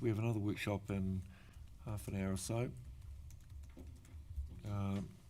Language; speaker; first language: English; native; English